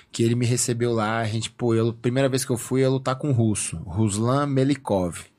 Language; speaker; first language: Portuguese; native; Portuguese